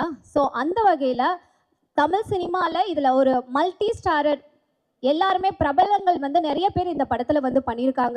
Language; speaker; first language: Tamil; native; Tamil